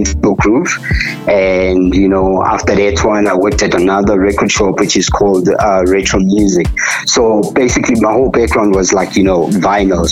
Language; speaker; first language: English; non-native, local second language; Zulu